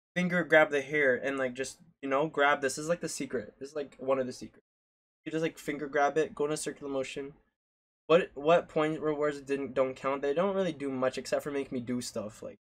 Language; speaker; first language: English; native; English